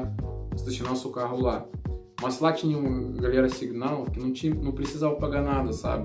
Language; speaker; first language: Portuguese; non-native, learner; Russian